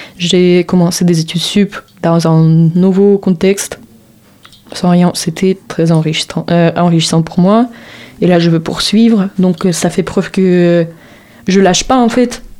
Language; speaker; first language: French; non-native, fluent; Russian